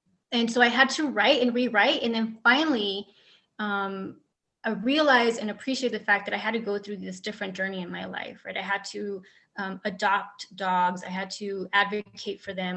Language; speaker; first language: English; early bilingual, other home language; Spanish